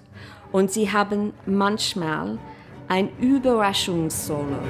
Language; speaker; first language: German; non-native, fluent; English